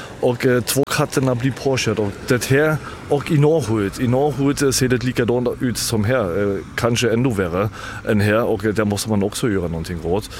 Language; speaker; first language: Swedish; non-native, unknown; German